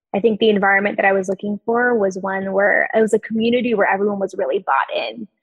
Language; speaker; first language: English; native; English